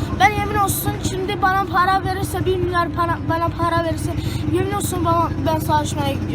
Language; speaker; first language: Turkish; non-native, learner; Arabic